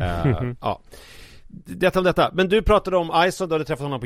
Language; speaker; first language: Swedish; native; Swedish